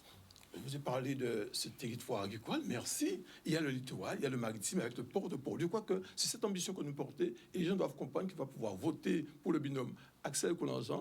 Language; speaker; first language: French; native; French